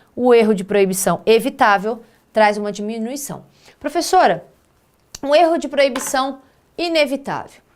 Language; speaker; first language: Portuguese; native; Portuguese